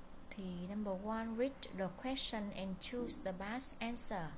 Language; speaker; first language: English; non-native, fluent; Vietnamese